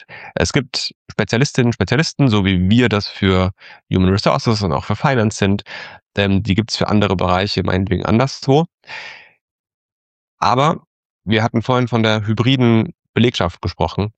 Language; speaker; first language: German; native; German